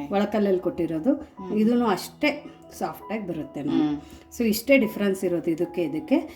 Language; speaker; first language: Kannada; non-native, local second language; Marathi